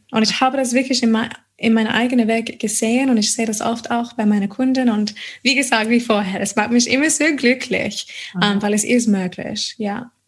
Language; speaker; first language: German; non-native, fluent; English